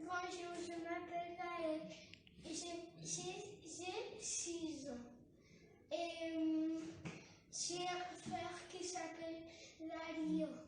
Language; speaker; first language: French; early bilingual, heritage; French